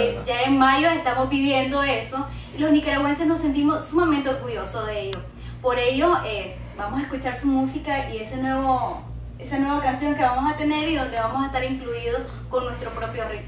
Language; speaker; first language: Spanish; native; Spanish